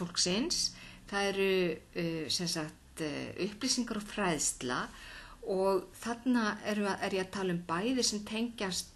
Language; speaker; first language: Icelandic; native; Icelandic